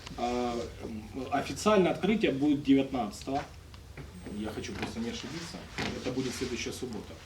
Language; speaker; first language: Russian; native; Russian